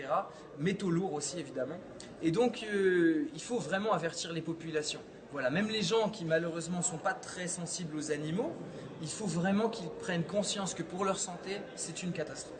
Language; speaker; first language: French; early bilingual, heritage; French